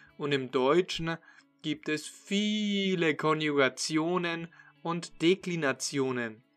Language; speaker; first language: German; native; German